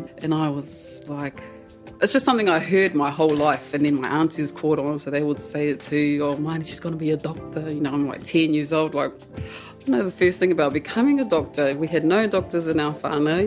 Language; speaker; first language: English; non-native, local second language; Māori